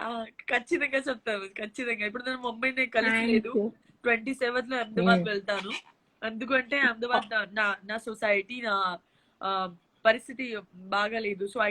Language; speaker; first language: Telugu; non-native, learner; Gujarati